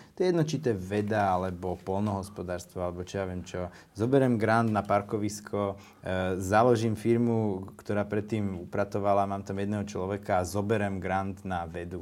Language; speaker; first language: Slovak; native; Slovak